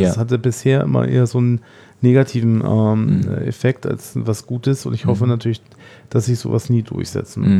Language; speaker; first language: German; native; German